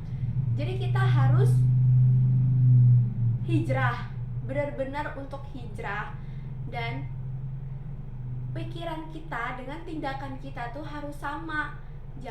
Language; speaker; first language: Indonesian; native; Indonesian